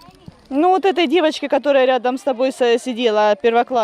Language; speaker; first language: Russian; native; Russian